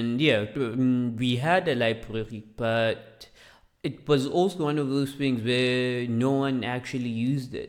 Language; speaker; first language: English; non-native, local second language; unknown